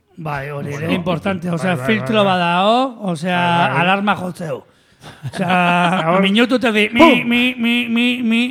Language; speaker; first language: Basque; native; Basque